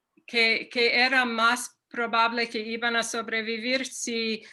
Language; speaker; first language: Spanish; non-native, fluent; English